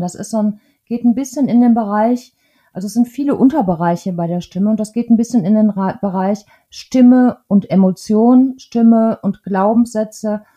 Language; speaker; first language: German; native; German